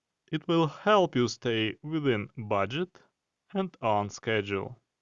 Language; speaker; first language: English; non-native, fluent; Ukrainian